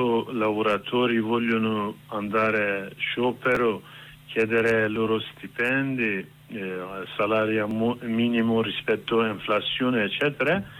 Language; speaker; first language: Italian; non-native, learner; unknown